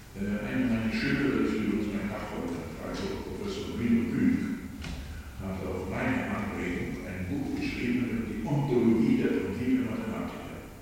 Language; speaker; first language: German; non-native, fluent; Polish